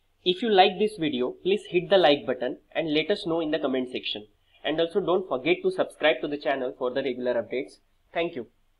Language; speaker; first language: English; non-native, local second language; Hindi